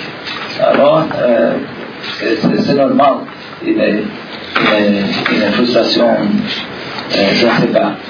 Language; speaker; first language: French; non-native, learner; Portuguese